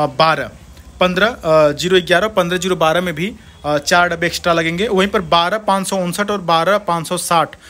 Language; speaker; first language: Hindi; native; Hindi